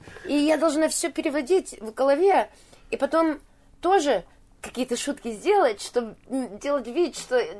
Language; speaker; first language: Russian; early bilingual, heritage; Russian